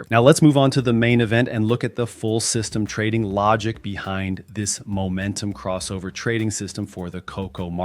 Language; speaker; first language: English; native; English